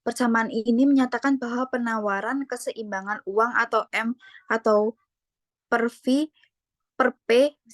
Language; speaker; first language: Indonesian; native; Indonesian